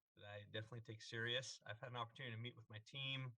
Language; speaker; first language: English; native; English